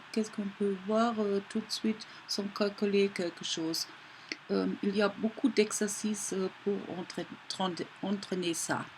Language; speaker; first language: French; non-native, fluent; German